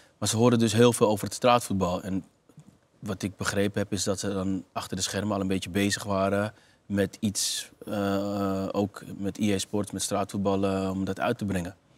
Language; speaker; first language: Dutch; native; Dutch